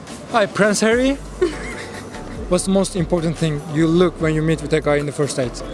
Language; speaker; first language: English; non-native, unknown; Turkish